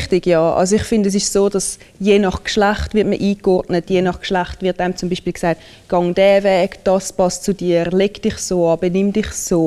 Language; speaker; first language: German; early bilingual, other home language; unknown